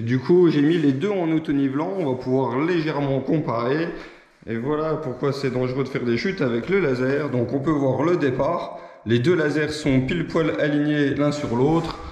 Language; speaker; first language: French; native; French